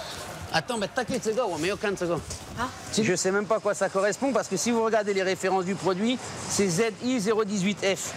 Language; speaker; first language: French; native; French